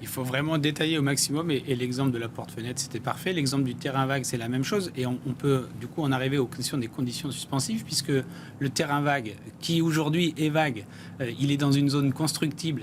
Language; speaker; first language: French; native; French